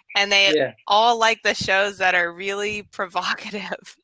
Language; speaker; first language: English; native; English